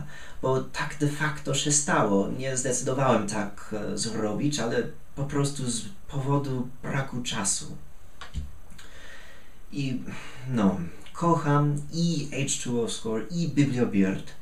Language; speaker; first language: Polish; non-native, fluent; English